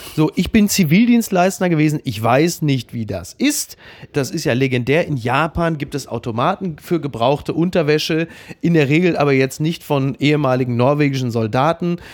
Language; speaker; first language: German; native; German